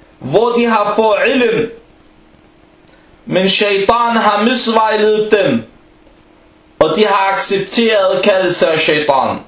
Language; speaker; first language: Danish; non-native, fluent; Arabic